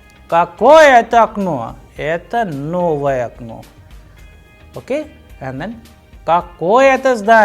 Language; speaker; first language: Russian; non-native, fluent; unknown